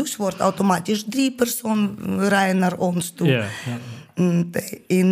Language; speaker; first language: Dutch; non-native, learner; Ukrainian